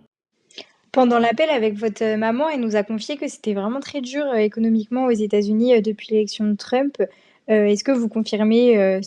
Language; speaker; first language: French; native; French